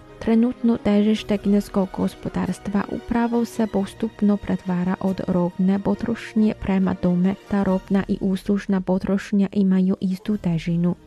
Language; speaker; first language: Croatian; non-native, fluent; Chinese